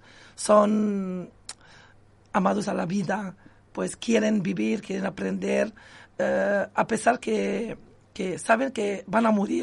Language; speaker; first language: Spanish; non-native, local second language; Arabic